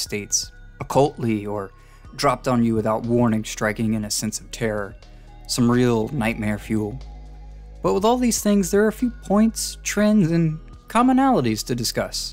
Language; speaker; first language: English; native; English